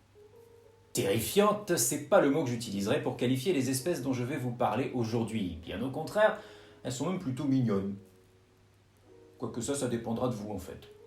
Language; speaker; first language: French; native; French